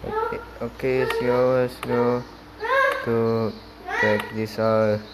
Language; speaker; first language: English; non-native, learner; Indonesian